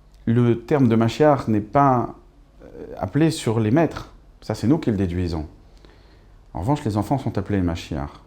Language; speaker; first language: French; native; French